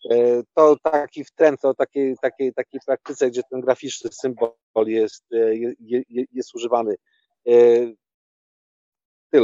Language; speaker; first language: Polish; native; Polish